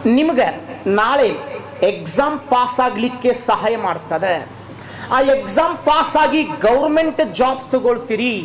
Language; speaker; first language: Kannada; native; Kannada